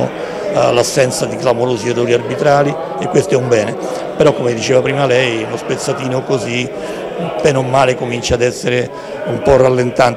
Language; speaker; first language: Italian; native; Italian